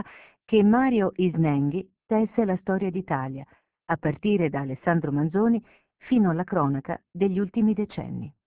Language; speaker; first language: Italian; native; Italian